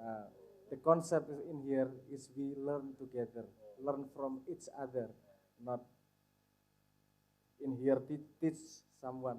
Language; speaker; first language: English; non-native, fluent; Indonesian